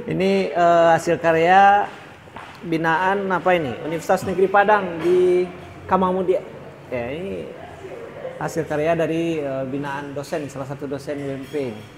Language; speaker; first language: Indonesian; native; Indonesian